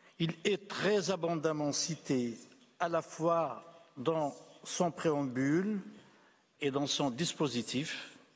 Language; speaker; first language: French; non-native, local second language; Arabic